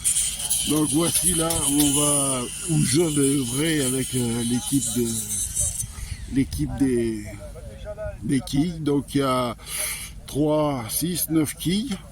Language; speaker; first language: French; native; French